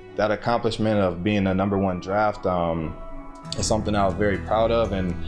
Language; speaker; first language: English; native; English